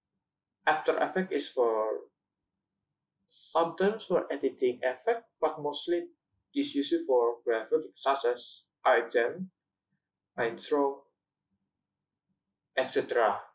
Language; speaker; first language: English; non-native, learner; Indonesian